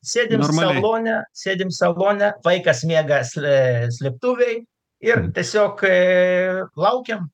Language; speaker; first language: Lithuanian; non-native, local second language; Russian